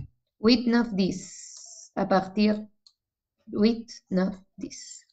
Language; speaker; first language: French; non-native, fluent; Spanish